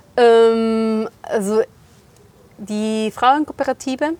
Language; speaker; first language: German; non-native, fluent; Spanish